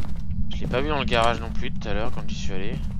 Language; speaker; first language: French; native; French